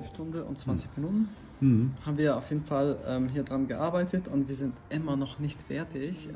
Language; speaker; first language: German; non-native, fluent; Arabic